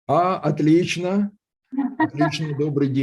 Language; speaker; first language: Russian; native; Russian